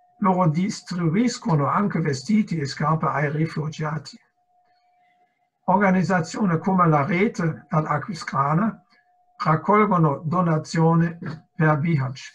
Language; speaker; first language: Italian; non-native, fluent; German